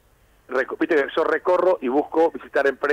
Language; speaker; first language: Spanish; native; Spanish